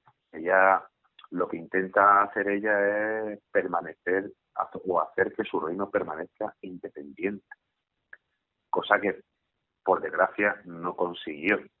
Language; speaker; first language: Spanish; native; Spanish